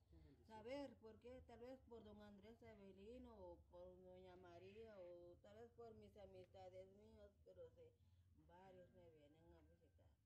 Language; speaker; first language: Spanish; non-native, local second language; Kʼicheʼ